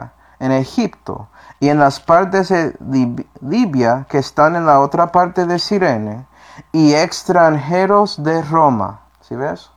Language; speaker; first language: Spanish; non-native, fluent; English